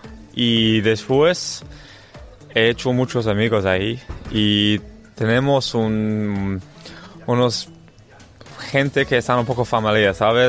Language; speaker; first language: Spanish; non-native, learner; English